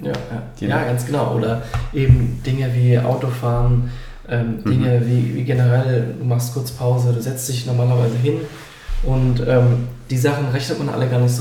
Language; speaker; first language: German; native; German